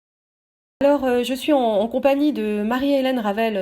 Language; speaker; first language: French; native; French